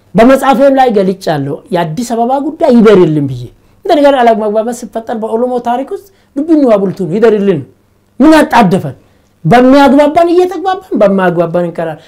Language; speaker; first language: Amharic; non-native, local second language; Oromo